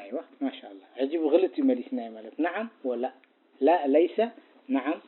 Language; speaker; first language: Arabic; non-native, fluent; Tigrinya